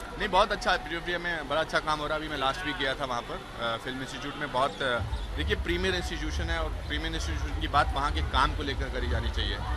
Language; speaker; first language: Hindi; native; Hindi